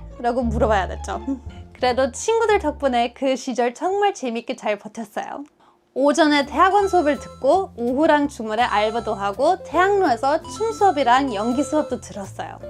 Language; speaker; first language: Korean; non-native, fluent; German